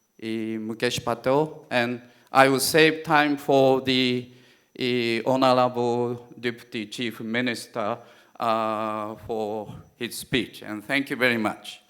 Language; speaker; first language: English; non-native, fluent; Japanese